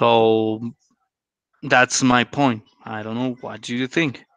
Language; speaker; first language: English; non-native, learner; Spanish